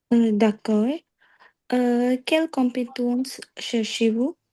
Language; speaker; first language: French; non-native, learner; Punjabi